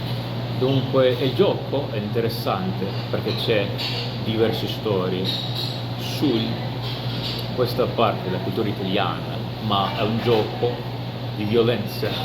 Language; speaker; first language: Italian; non-native, learner; Portuguese